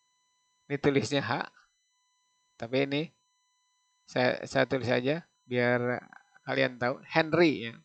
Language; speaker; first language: Indonesian; native; Indonesian